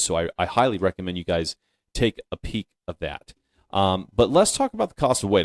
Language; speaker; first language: English; native; English